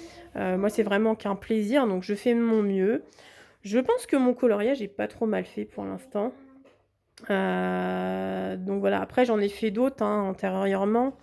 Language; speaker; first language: French; native; French